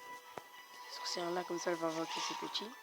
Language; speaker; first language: French; native; French